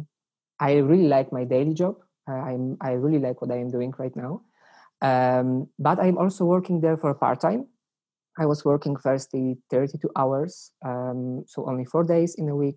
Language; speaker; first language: English; non-native, fluent; Polish